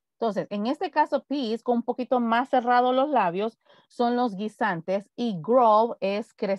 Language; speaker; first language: Spanish; native; Spanish